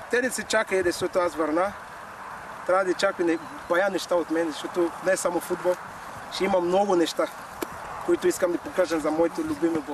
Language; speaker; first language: Bulgarian; non-native, learner; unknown